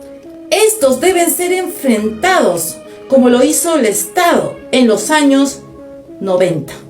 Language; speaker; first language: Spanish; native; Spanish